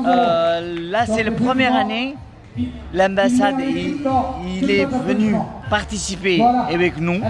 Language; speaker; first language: French; non-native, fluent; Nepali